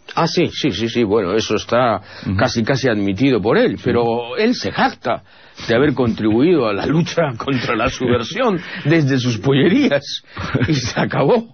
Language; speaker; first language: Spanish; native; Spanish